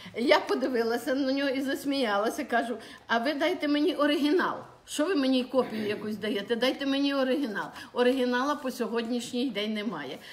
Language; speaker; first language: Ukrainian; native; Ukrainian